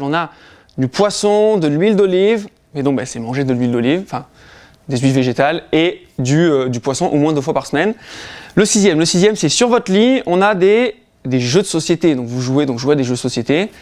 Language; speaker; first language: French; native; French